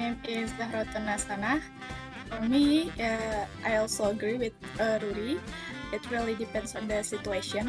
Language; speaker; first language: English; non-native, fluent; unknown